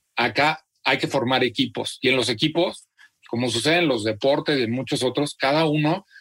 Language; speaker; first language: Spanish; native; Spanish